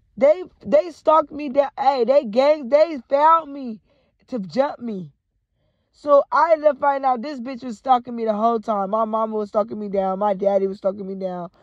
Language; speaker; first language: English; native; English